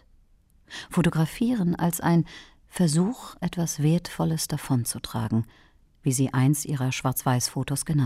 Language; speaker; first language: German; native; German